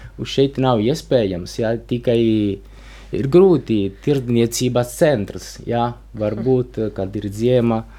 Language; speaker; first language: Latvian; non-native, learner; Italian